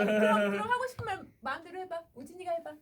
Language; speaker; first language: Korean; native; Korean